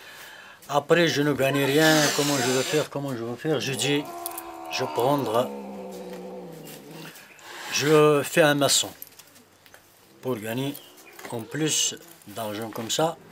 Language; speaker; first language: French; non-native, learner; Berber languages